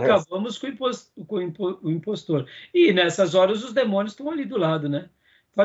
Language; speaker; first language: Portuguese; native; Portuguese